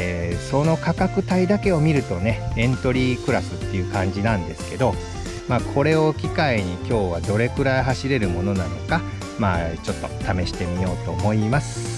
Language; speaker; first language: Japanese; native; Japanese